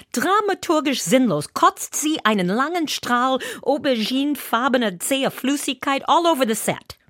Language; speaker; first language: German; non-native, fluent; English